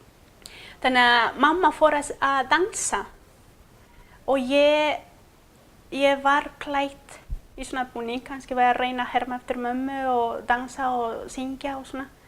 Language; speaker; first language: Icelandic; non-native, fluent; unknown